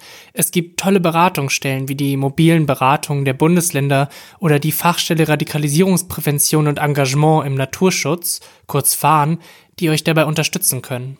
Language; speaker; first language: German; native; German